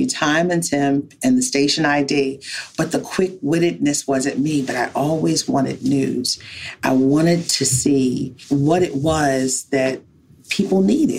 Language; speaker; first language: English; native; English